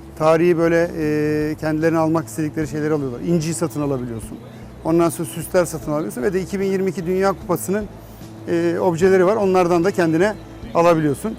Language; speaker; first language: Turkish; native; Turkish